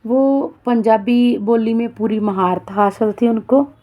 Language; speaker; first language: Hindi; non-native, local second language; Punjabi